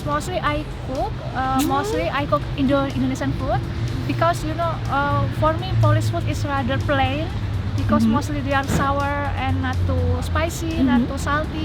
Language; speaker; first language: English; non-native, learner; Indonesian